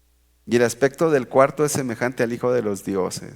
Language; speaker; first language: Spanish; native; Spanish